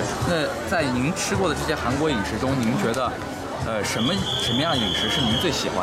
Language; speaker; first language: Chinese; native; Chinese